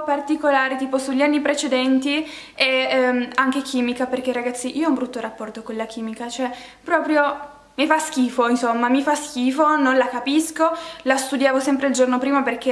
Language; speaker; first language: Italian; native; Italian